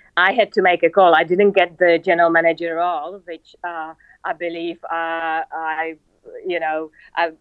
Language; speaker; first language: English; non-native, fluent; Czech